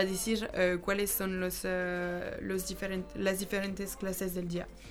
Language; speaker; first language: Spanish; non-native, learner; French